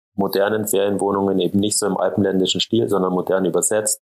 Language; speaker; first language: German; native; German